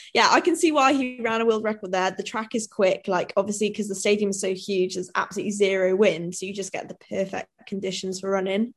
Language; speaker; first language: English; native; English